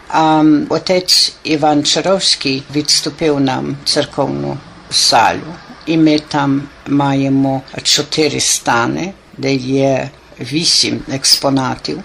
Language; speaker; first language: Ukrainian; early bilingual, heritage; Ukrainian